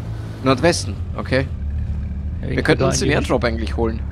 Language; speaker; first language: German; native; German